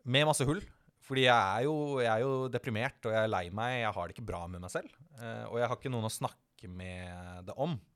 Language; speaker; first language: Norwegian; early bilingual, other home language; Tamil